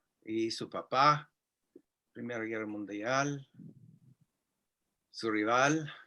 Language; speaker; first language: Spanish; non-native, fluent; English